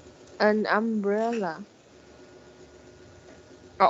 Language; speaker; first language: English; non-native, learner; Vietnamese